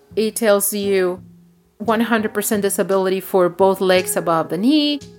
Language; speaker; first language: English; non-native, fluent; Spanish